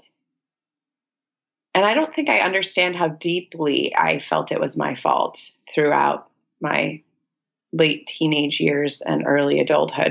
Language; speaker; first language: English; native; English